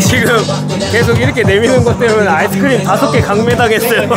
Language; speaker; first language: Korean; native; Korean